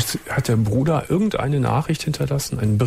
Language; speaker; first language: German; native; German